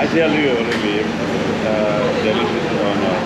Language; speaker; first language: English; non-native, learner; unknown